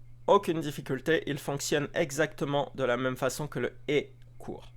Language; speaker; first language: French; native; French